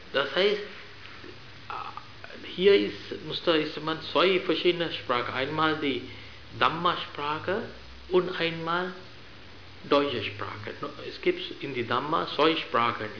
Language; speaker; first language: German; non-native, fluent; Sinhala